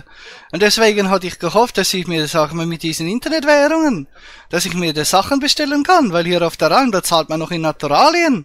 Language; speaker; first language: German; native; German